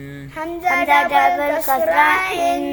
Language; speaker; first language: Arabic; non-native, learner; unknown